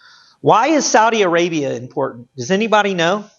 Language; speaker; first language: English; native; English